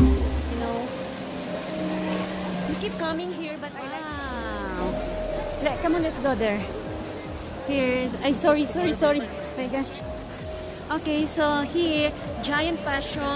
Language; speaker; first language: English; non-native, local second language; Filipino